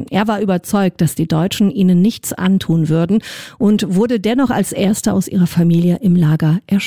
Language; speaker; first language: German; native; German